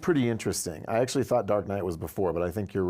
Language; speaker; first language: English; native; English